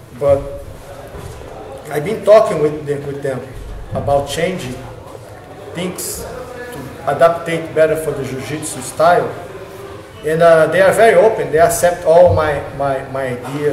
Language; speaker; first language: English; non-native, learner; Portuguese